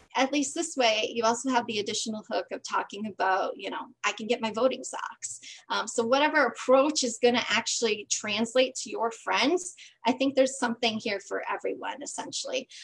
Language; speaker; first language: English; native; English